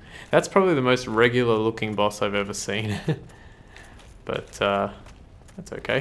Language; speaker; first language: English; native; English